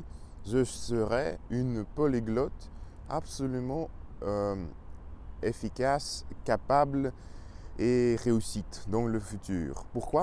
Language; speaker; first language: French; non-native, learner; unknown